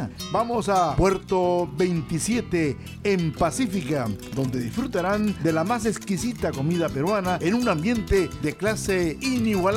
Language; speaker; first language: Spanish; native; Spanish